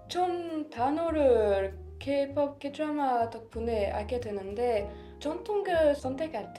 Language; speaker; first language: Korean; non-native, learner; French